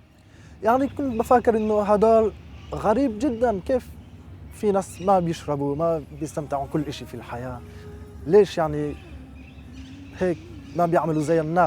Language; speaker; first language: Arabic; non-native, fluent; French